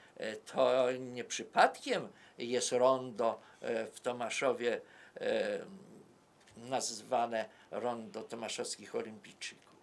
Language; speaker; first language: Polish; native; Polish